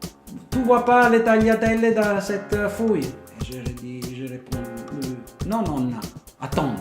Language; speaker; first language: French; non-native, fluent; Italian